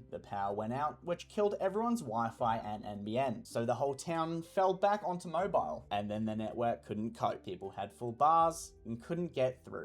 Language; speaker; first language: English; native; English